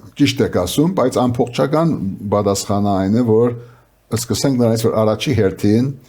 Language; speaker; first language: Armenian; early bilingual, heritage; Armenian